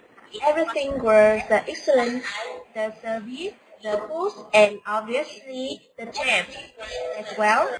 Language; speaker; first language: English; non-native, learner; Vietnamese